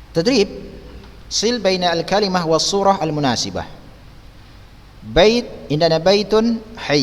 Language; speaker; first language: Arabic; non-native, fluent; Indonesian